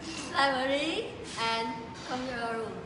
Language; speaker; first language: English; non-native, learner; Khmer